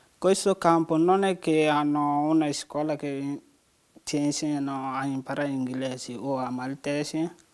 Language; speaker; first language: Italian; non-native, learner; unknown